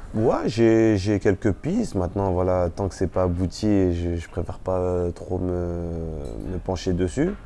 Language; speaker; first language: French; early bilingual, other home language; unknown